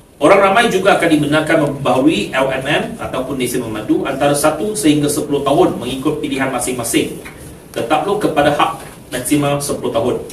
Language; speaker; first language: Malay; non-native, local second language; Chinese